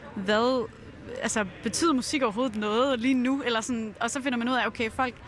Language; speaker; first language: Danish; native; Danish